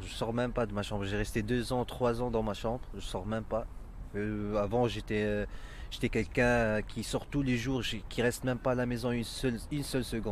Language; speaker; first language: French; non-native, local second language; Arabic